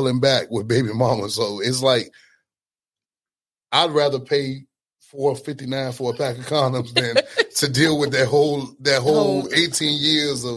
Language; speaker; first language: English; native; English